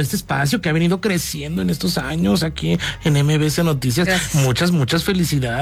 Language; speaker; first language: Spanish; native; Spanish